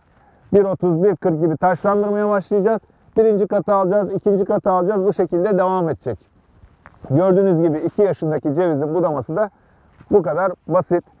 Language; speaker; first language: Turkish; native; Turkish